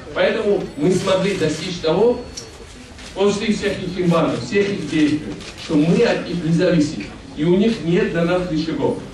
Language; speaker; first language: Russian; non-native, local second language; Georgian